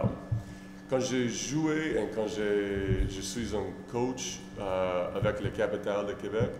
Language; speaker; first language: French; non-native, learner; English